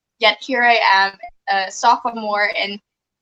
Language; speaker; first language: English; non-native, local second language; Filipino